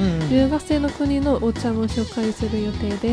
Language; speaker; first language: Japanese; non-native, fluent; Korean